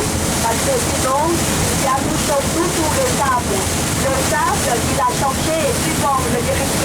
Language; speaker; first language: French; non-native, learner; Thai